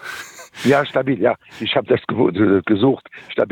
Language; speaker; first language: German; non-native, learner; French